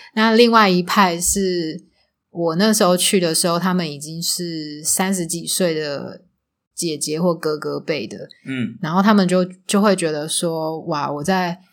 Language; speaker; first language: Chinese; native; Chinese